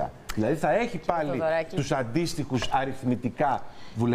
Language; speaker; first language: Greek; native; Greek